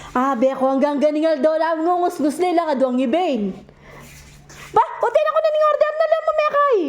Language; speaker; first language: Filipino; non-native, local second language; Pampanga